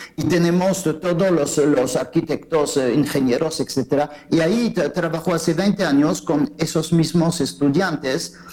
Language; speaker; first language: Spanish; non-native, fluent; French